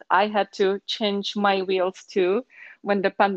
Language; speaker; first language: English; non-native, fluent; Czech